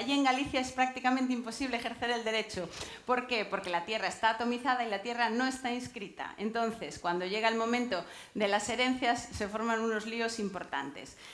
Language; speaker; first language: Spanish; native; Spanish